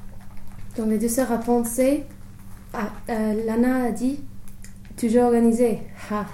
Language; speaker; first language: French; non-native, learner; English